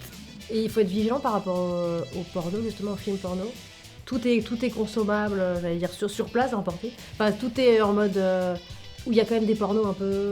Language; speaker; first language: French; native; French